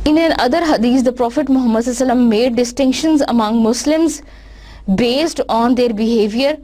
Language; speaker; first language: English; non-native, local second language; Urdu